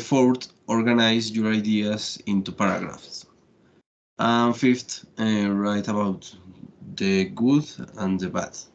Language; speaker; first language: English; non-native, fluent; Spanish